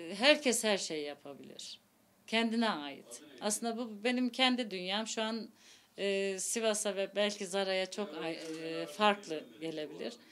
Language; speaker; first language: Turkish; early bilingual, heritage; Turkish